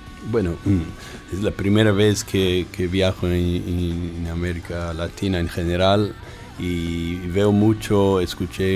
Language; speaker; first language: Spanish; non-native, fluent; English